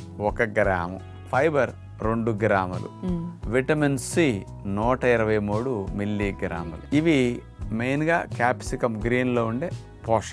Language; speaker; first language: Telugu; native; Telugu